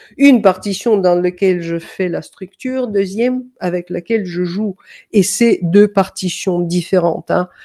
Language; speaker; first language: French; non-native, fluent; Danish